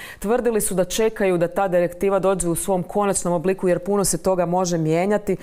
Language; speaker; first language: Croatian; native; Croatian